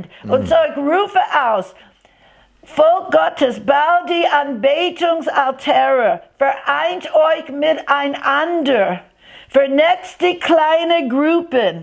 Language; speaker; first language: German; non-native, fluent; English